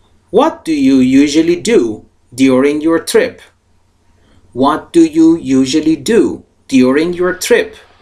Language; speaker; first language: English; non-native, fluent; Persian